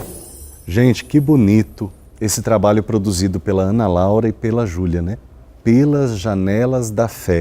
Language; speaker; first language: Portuguese; native; Portuguese